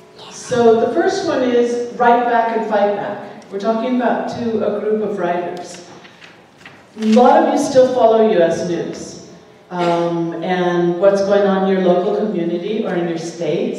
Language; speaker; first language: English; native; English